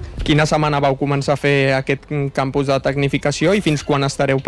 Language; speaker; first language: Catalan; native; Catalan